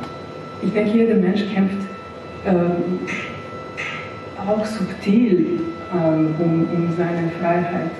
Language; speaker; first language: German; non-native, fluent; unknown